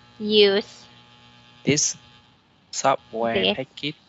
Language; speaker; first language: English; non-native, learner; Vietnamese